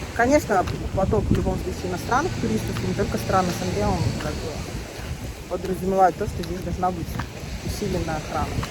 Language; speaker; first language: Russian; native; Russian